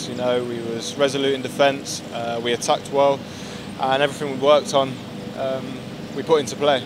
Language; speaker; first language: English; native; English